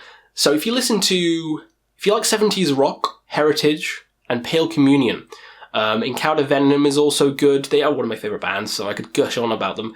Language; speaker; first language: English; native; English